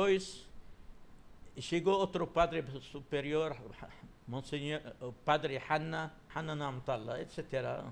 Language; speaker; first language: Portuguese; non-native, fluent; Arabic